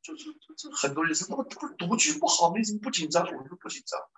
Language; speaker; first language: Chinese; native; Chinese